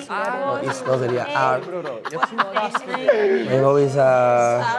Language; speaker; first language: English; non-native, learner; Spanish